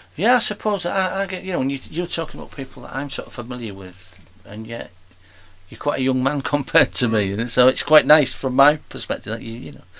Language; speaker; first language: English; native; English